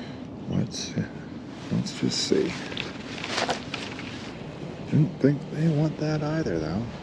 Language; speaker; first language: English; native; English